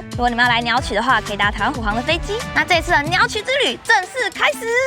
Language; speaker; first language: Chinese; native; Chinese